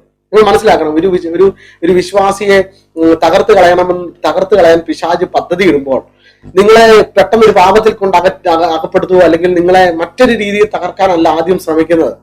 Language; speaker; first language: Malayalam; native; Malayalam